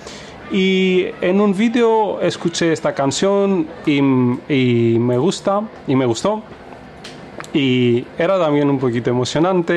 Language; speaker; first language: Spanish; non-native, fluent; Greek